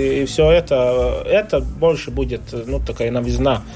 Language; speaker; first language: Russian; non-native, local second language; Latvian